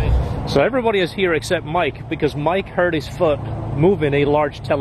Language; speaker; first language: English; native; English